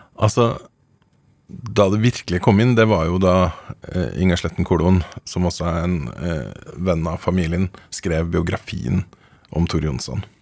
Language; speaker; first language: Norwegian; native; Norwegian